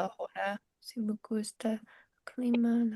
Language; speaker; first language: Spanish; non-native, learner; English